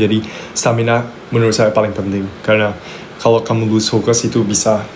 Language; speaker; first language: Indonesian; non-native, local second language; English